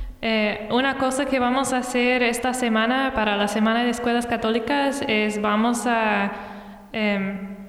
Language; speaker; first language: Spanish; non-native, fluent; English